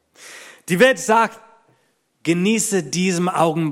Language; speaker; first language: German; non-native, fluent; English